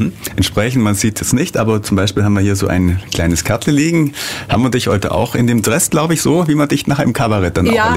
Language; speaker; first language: German; native; German